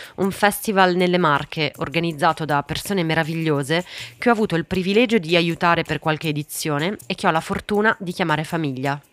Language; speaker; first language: Italian; early bilingual, other home language; Portuguese